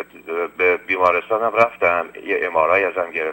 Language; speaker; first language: Persian; early bilingual, heritage; Persian